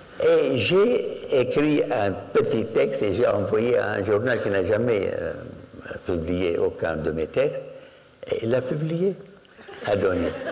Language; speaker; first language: French; non-native, fluent; Arabic